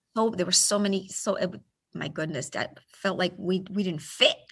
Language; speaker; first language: English; early bilingual, other home language; Spanish